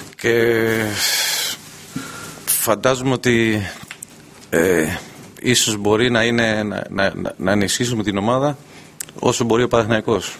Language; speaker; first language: Greek; non-native, fluent; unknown